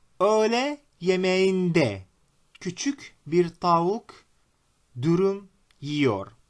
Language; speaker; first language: Turkish; non-native, fluent; Arabic